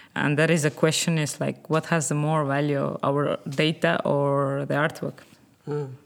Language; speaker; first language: English; non-native, fluent; Estonian